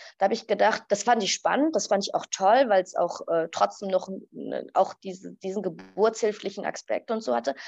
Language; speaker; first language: German; early bilingual, other home language; Arabic